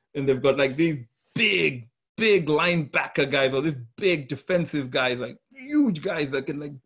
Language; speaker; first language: English; non-native, local second language; Shona